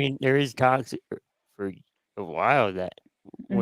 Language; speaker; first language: English; native; English